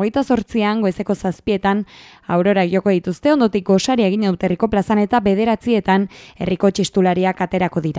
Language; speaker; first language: Basque; native; Basque